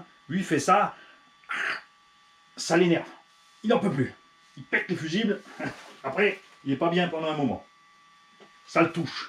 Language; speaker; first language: French; native; French